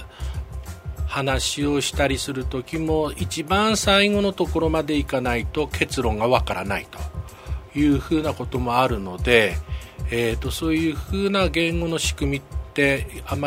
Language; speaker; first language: Japanese; native; Japanese